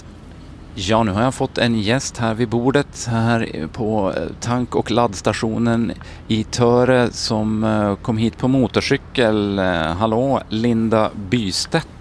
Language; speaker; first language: Swedish; native; Swedish